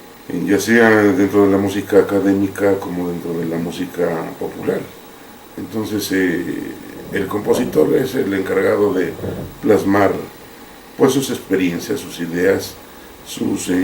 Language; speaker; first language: Spanish; native; Spanish